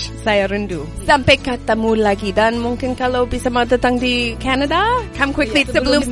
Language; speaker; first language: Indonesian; non-native, learner; English